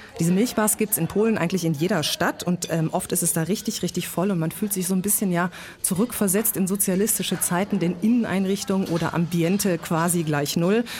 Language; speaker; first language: German; native; German